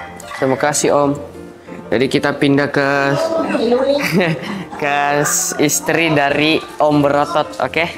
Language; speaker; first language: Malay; early bilingual, heritage; Malay